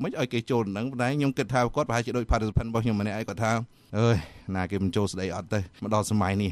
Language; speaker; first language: Khmer; native; Khmer